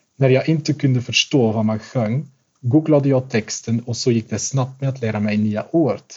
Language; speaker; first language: Swedish; non-native, fluent; Dutch